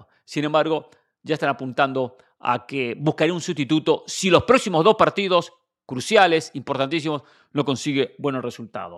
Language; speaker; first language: Spanish; native; Spanish